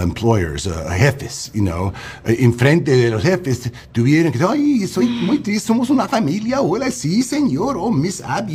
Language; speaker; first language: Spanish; non-native, learner; English